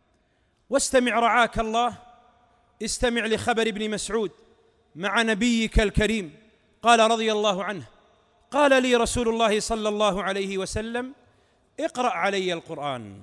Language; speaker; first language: Arabic; native; Arabic